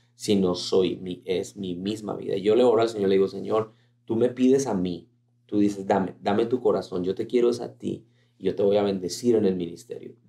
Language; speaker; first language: Spanish; native; Spanish